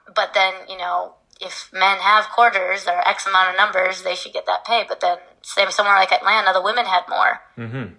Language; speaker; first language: English; native; English